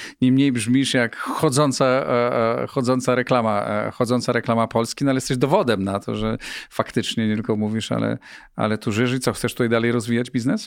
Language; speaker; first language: Polish; native; Polish